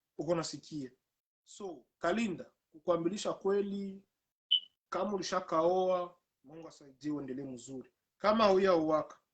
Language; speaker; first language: Swahili; native; Swahili